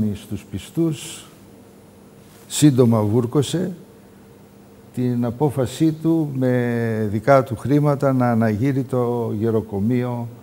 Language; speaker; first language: Greek; native; Greek